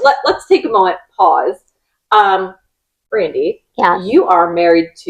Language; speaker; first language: English; native; English